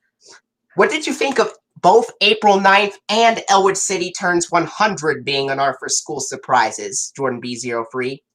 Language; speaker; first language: English; native; English